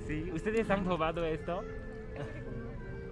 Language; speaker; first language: Spanish; non-native, fluent; Chinese